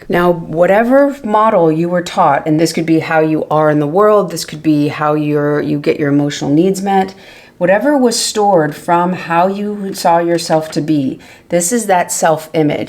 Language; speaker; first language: English; native; English